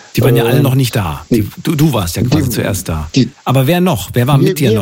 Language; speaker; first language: German; native; German